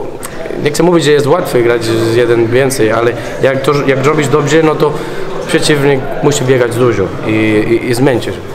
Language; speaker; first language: Polish; non-native, learner; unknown